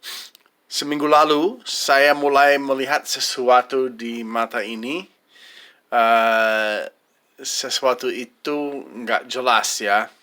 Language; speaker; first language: Indonesian; non-native, fluent; English